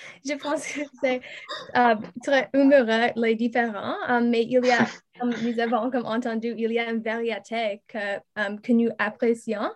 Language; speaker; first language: French; non-native, learner; English